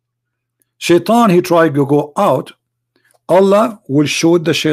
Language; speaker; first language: English; non-native, fluent; Arabic